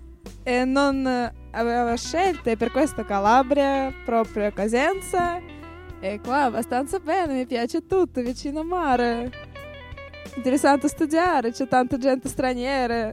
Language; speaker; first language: Italian; non-native, learner; Russian